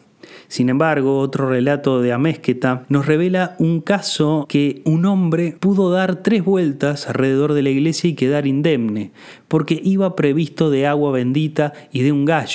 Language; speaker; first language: Spanish; native; Spanish